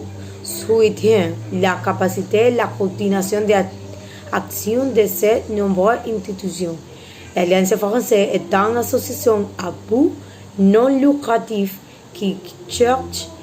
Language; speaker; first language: French; non-native, learner; Spanish